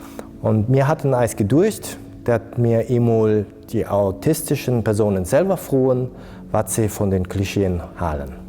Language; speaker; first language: German; non-native, local second language; Luxembourgish